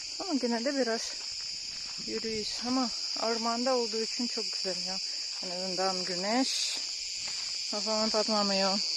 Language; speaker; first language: Turkish; non-native, learner; Russian